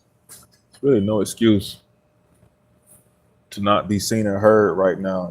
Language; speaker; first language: English; native; English